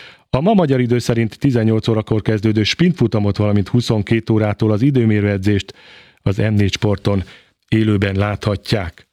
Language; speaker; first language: Hungarian; native; Hungarian